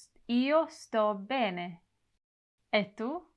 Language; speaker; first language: Italian; non-native, learner; English